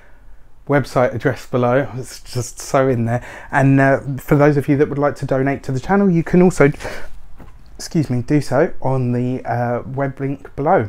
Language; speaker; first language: English; native; English